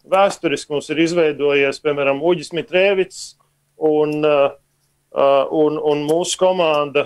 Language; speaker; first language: Latvian; native; Latvian